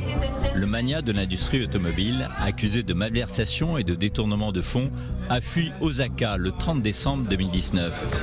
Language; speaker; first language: French; native; French